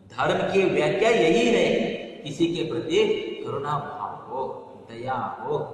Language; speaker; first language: Hindi; non-native, local second language; Kannada